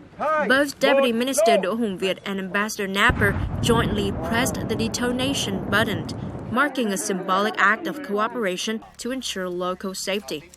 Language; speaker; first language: English; non-native, fluent; Vietnamese